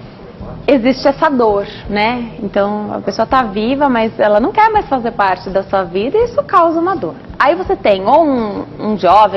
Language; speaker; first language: Portuguese; native; Portuguese